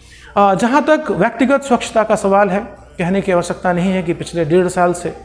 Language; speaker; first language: Hindi; native; Hindi